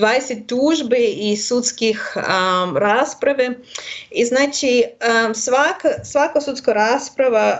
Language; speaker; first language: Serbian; non-native, learner; Russian